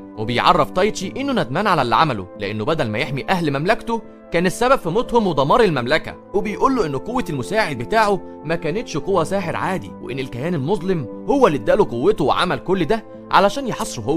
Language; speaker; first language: Arabic; native; Arabic